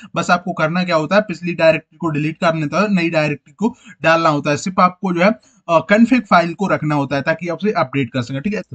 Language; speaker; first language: Hindi; native; Hindi